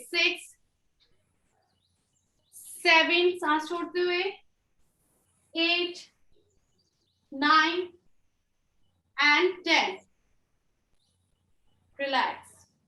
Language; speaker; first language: Hindi; native; Hindi